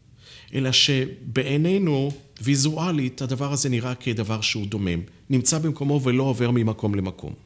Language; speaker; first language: Hebrew; native; Hebrew